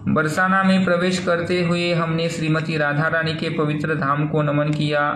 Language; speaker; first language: Hindi; non-native, local second language; Marathi